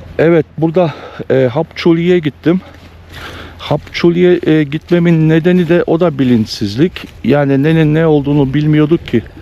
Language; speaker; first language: Turkish; early bilingual, heritage; Turkish